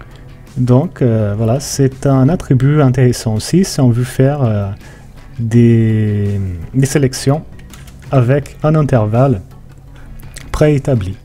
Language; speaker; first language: French; non-native, fluent; Portuguese